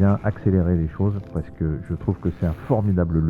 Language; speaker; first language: French; native; French